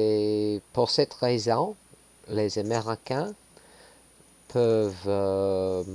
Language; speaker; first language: French; non-native, learner; English